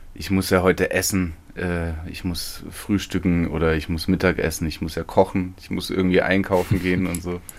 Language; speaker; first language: German; native; German